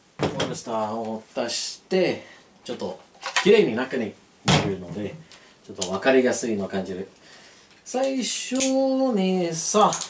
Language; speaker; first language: Japanese; non-native, learner; English